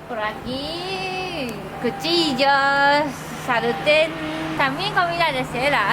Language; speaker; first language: Spanish; non-native, learner; Japanese